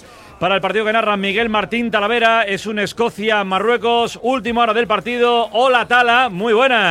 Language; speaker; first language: Spanish; native; Spanish